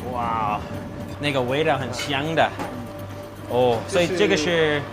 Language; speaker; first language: Chinese; non-native, learner; English